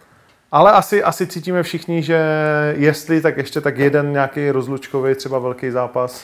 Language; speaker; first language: Czech; native; Czech